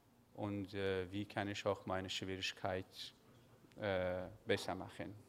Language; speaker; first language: German; non-native, learner; Arabic